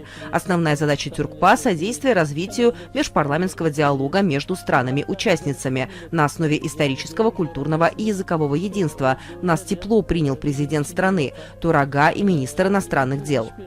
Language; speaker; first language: Russian; native; Russian